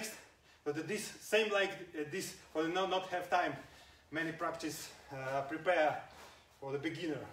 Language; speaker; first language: English; non-native, learner; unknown